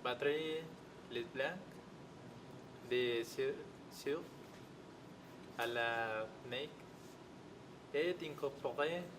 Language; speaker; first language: French; non-native, learner; Spanish